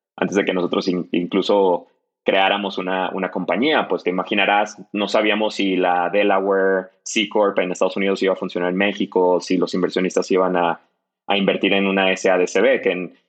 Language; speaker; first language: Spanish; native; Spanish